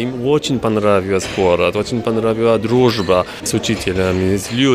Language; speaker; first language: Russian; non-native, fluent; Polish